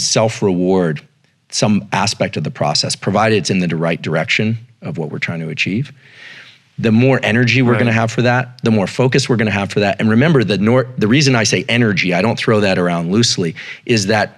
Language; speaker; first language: English; native; English